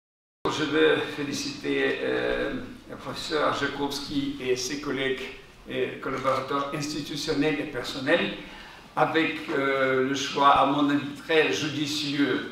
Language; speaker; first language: French; non-native, fluent; Ukrainian